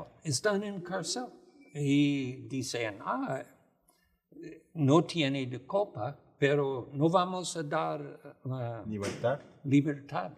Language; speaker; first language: Spanish; non-native, fluent; English